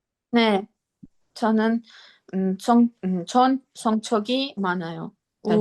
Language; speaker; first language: Korean; non-native, learner; Armenian